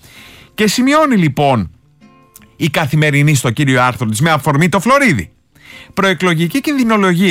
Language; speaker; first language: Greek; native; Greek